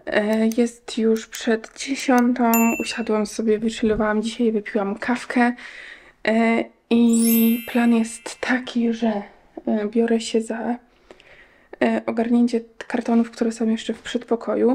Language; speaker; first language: Polish; native; Polish